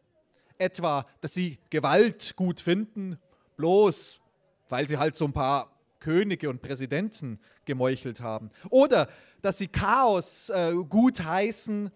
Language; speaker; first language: German; native; German